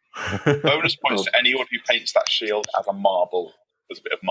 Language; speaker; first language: English; native; English